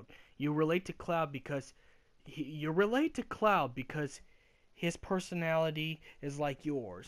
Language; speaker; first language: English; native; English